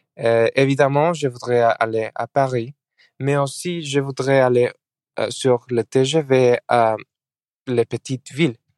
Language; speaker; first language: French; non-native, learner; Spanish